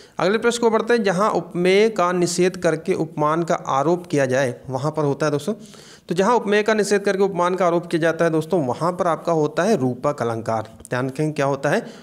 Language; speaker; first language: Hindi; native; Hindi